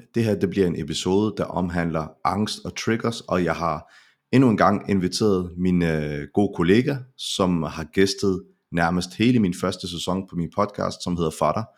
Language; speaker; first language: Danish; early bilingual, other home language; Arabic